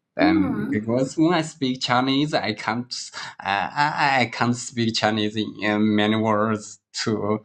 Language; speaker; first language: English; non-native, learner; Chinese